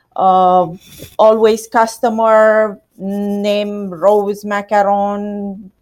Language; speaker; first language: English; non-native, learner; Romanian